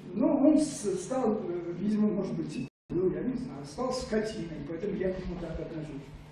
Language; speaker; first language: Russian; native; Russian